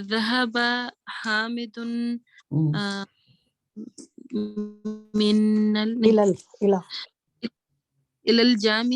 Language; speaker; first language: Arabic; non-native, learner; Urdu